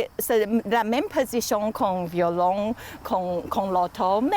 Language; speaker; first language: French; non-native, learner; Chinese